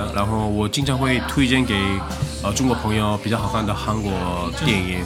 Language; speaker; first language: Chinese; non-native, fluent; Korean